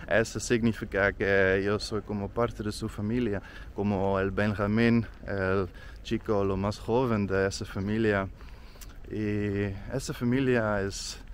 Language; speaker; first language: Spanish; non-native, learner; Dutch